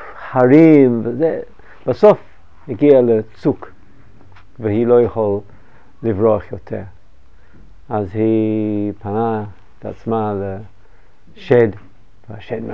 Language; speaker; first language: Hebrew; non-native, fluent; English